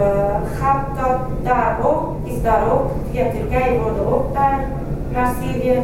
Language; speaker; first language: Dutch; non-native, fluent; Kurdish